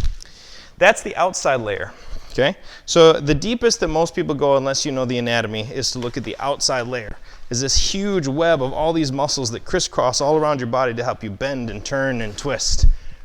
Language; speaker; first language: English; native; English